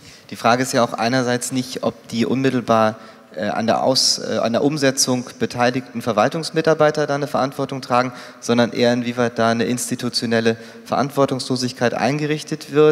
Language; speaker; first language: German; native; German